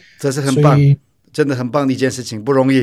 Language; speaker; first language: Chinese; non-native, fluent; Turkish